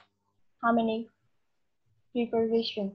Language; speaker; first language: English; non-native, learner; Vietnamese